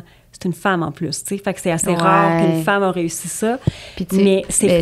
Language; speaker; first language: French; native; French